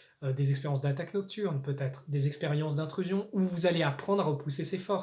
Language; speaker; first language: French; native; French